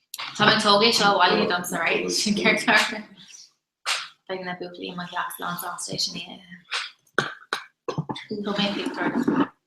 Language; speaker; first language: Irish; non-native, local second language; English